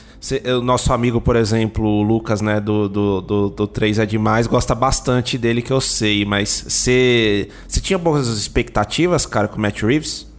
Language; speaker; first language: Portuguese; native; Portuguese